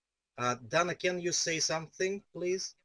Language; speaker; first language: English; non-native, fluent; Russian